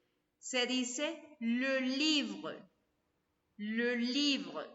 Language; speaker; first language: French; non-native, fluent; Spanish